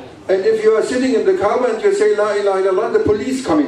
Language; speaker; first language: English; non-native, fluent; German